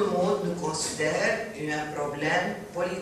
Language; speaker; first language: French; non-native, fluent; Arabic